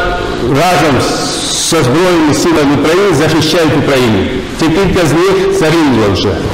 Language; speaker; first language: Ukrainian; non-native, fluent; Georgian